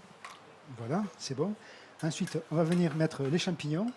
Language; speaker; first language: French; native; French